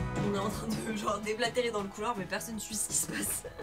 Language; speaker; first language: French; native; French